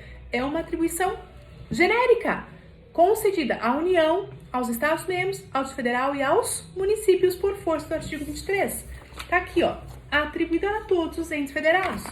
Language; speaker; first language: Portuguese; native; Portuguese